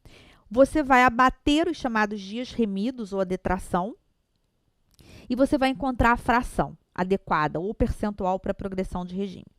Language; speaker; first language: Portuguese; native; Portuguese